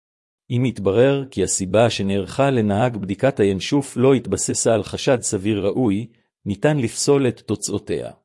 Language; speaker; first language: Hebrew; native; Hebrew